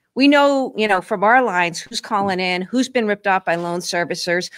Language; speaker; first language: English; native; English